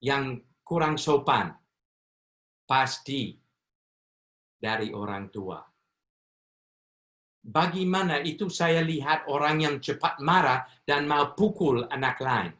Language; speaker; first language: Indonesian; non-native, fluent; English